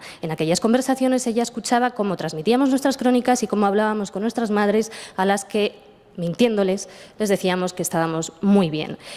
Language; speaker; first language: Spanish; native; Spanish